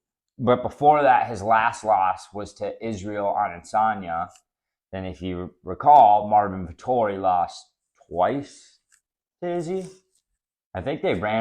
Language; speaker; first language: English; native; English